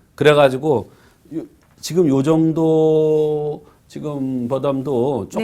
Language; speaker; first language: Korean; native; Korean